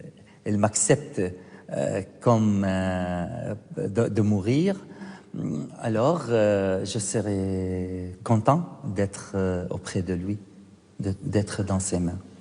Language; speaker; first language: French; non-native, fluent; Arabic